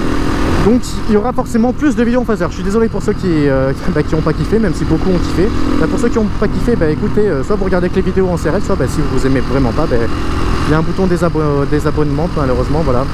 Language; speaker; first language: French; native; French